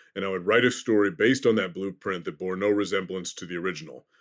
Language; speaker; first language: English; native; English